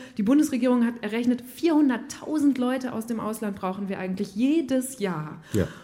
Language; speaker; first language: German; native; German